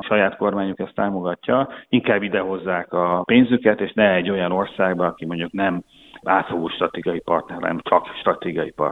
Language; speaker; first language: Hungarian; native; Hungarian